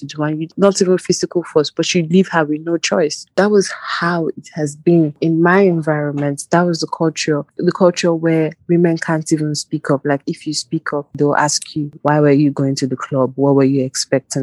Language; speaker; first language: English; non-native, local second language; Igbo